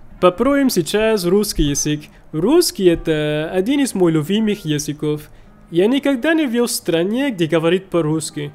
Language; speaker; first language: Russian; non-native, learner; Spanish